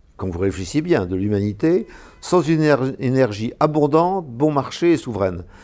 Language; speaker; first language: French; native; French